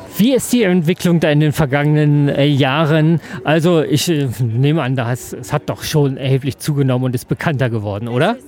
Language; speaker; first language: German; native; German